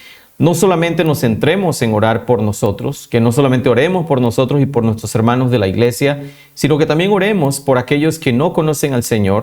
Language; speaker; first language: Spanish; native; Spanish